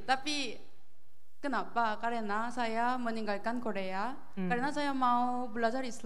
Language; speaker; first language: Indonesian; non-native, learner; Korean